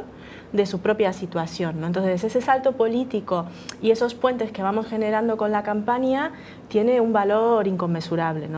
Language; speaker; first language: Spanish; native; Spanish